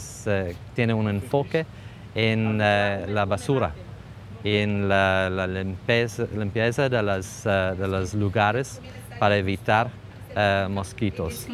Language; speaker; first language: Spanish; non-native, fluent; English